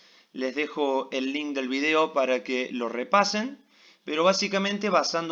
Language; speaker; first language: Spanish; native; Spanish